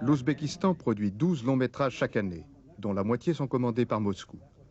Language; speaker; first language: French; native; French